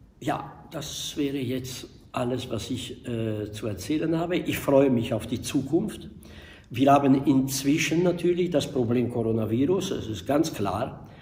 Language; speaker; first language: German; non-native, fluent; Italian